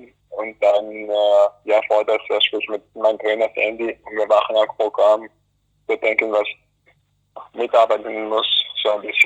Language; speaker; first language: German; early bilingual, other home language; Greek